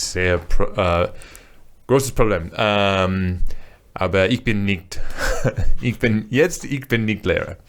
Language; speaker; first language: German; non-native, learner; English